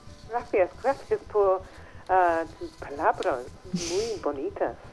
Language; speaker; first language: Spanish; non-native, fluent; English